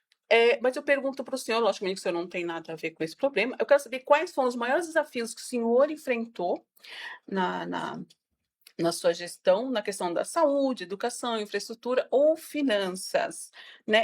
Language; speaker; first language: Portuguese; native; Portuguese